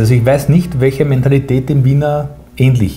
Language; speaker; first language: German; native; German